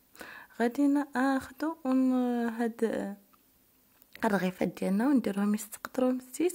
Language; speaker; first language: Arabic; native; Arabic